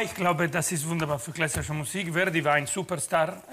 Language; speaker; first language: German; non-native, fluent; Spanish